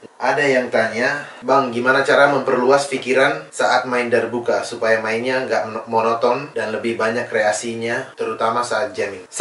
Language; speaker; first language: Indonesian; early bilingual, other home language; English